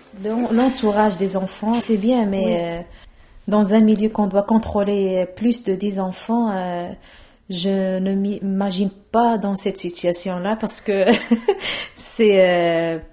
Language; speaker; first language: French; non-native, local second language; Arabic